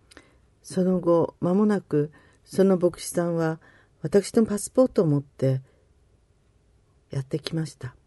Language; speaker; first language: Japanese; native; Japanese